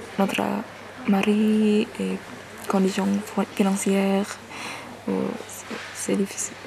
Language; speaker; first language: French; non-native, learner; Indonesian